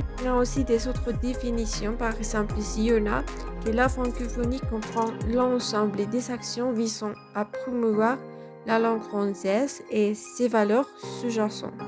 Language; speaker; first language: French; non-native, fluent; Spanish